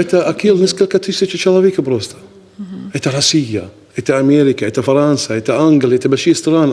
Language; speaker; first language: Russian; non-native, learner; Arabic